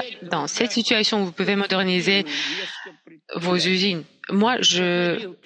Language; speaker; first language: French; non-native, fluent; Russian